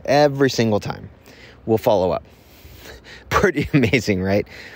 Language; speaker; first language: English; native; English